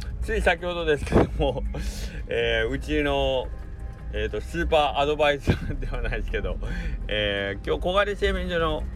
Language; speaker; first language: Japanese; native; Japanese